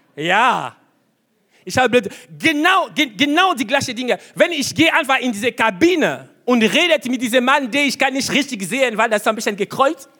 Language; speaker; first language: German; non-native, fluent; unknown